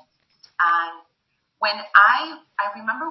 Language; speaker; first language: English; non-native, fluent; Spanish